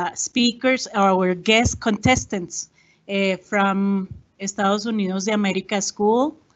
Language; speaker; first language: English; non-native, fluent; Spanish